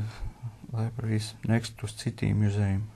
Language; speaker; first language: English; non-native, learner; Latvian